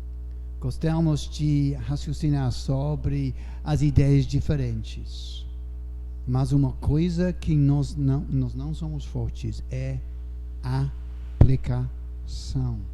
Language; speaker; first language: Portuguese; non-native, fluent; English